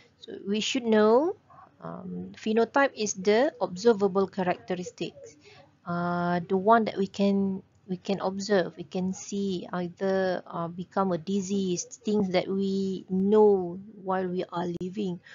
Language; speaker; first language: English; non-native, local second language; Malay